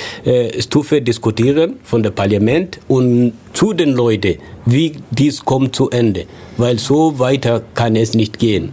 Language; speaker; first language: German; non-native, fluent; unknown